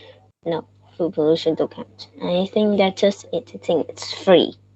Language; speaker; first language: English; non-native, learner; Vietnamese